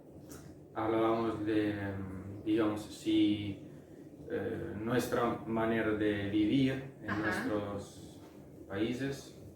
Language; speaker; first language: Spanish; non-native, fluent; Italian